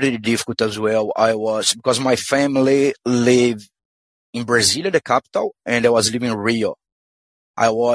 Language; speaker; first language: English; non-native, fluent; Portuguese